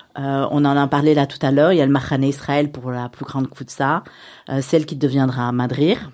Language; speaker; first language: French; native; French